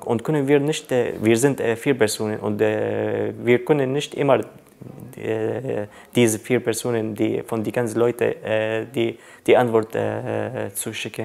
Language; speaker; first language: German; non-native, learner; Arabic